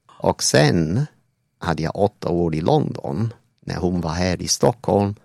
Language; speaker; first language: Swedish; non-native, fluent; English